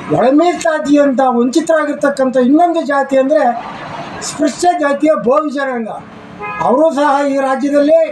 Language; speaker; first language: Kannada; native; Kannada